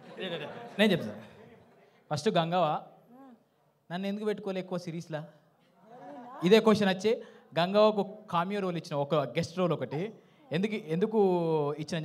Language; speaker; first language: Telugu; native; Telugu